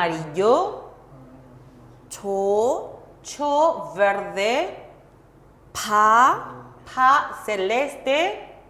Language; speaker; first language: Spanish; non-native, fluent; Korean